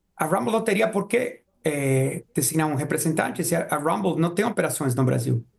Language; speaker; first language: Portuguese; non-native, fluent; Spanish